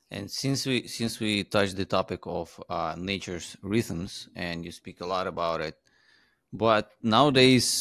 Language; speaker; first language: English; non-native, fluent; Uzbek